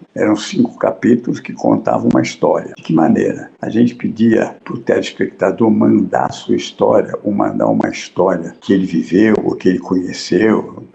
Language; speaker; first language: Portuguese; native; Portuguese